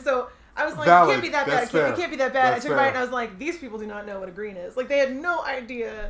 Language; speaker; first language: English; native; English